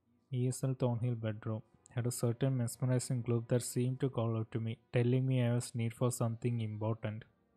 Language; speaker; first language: English; non-native, local second language; Malayalam